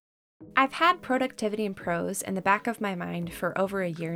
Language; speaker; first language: English; native; English